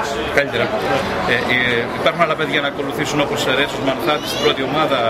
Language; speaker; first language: Greek; native; Greek